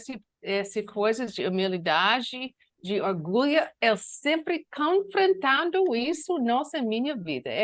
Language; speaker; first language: Portuguese; non-native, learner; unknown